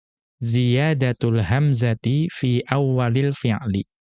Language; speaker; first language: Arabic; non-native, fluent; Indonesian